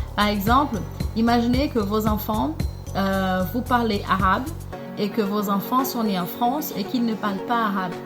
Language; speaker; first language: French; non-native, fluent; Portuguese